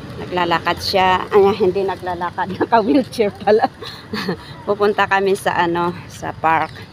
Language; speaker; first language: Filipino; non-native, local second language; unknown